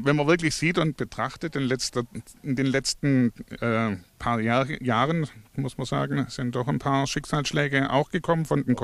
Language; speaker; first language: German; native; German